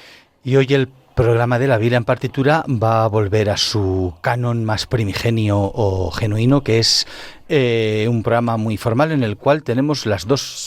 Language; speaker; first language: Spanish; native; Spanish